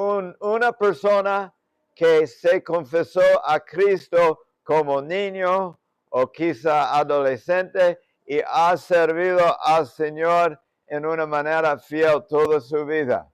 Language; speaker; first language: Spanish; non-native, fluent; English